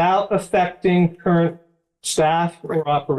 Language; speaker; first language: English; native; English